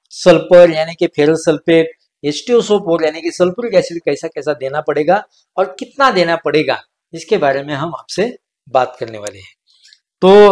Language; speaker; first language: Hindi; non-native, local second language; Marathi